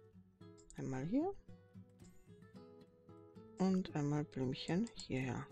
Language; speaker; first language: German; native; German